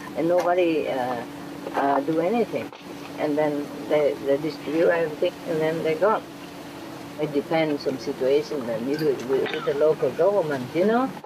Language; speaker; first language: English; non-native, fluent; Vietnamese